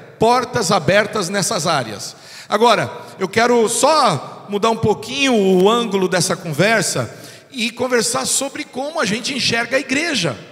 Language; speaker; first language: Portuguese; non-native, fluent; English